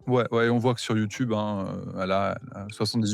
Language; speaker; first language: French; native; French